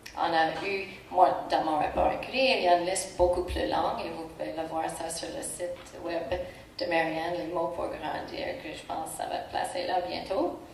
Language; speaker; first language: French; non-native, local second language; English